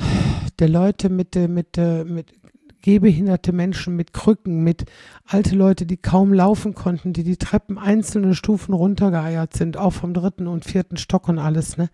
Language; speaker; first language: German; native; German